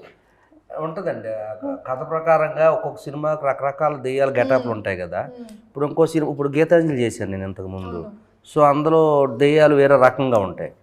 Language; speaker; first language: Telugu; native; Telugu